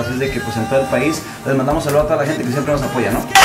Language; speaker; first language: Spanish; native; Spanish